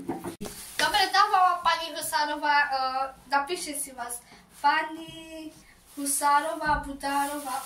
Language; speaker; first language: Slovak; non-native, local second language; Romany